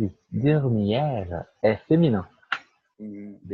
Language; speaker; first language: French; non-native, fluent; Portuguese